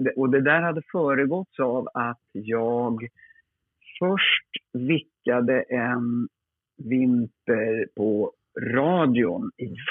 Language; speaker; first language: Swedish; native; Swedish